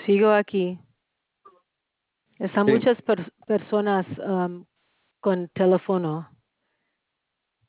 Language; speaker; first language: Spanish; non-native, learner; English